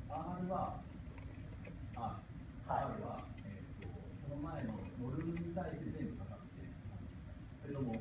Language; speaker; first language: Japanese; non-native, learner; Indonesian